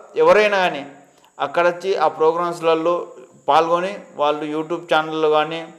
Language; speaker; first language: Telugu; non-native, local second language; Gondi